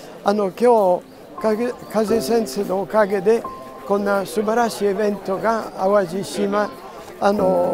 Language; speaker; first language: Japanese; non-native, learner; Italian